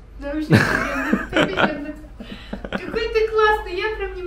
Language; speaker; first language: Russian; native; Russian